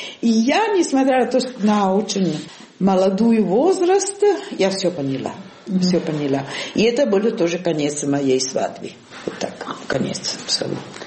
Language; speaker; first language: Russian; non-native, fluent; Italian